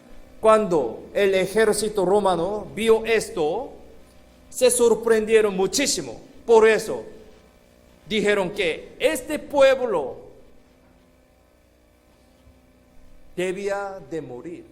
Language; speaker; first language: Spanish; non-native, fluent; Korean